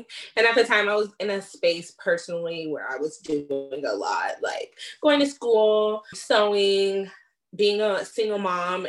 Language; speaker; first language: English; native; English